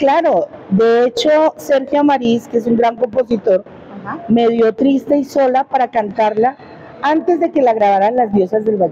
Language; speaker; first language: Spanish; native; Spanish